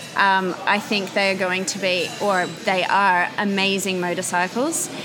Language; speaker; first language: English; native; English